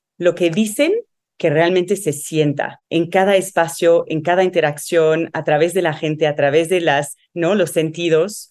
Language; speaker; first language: Spanish; non-native, fluent; Arabic